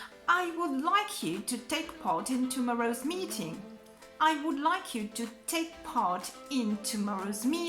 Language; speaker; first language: English; non-native, fluent; French